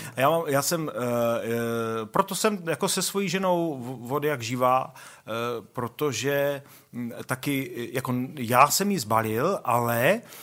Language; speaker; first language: Czech; native; Czech